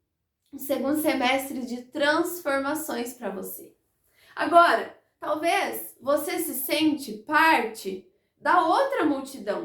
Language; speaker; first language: Portuguese; native; Portuguese